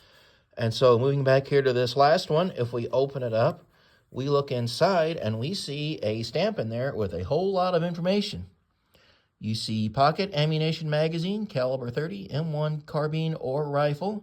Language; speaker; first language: English; native; English